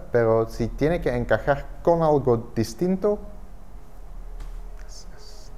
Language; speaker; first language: Spanish; non-native, fluent; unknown